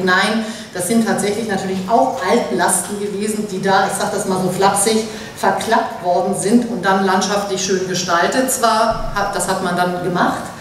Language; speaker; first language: German; native; German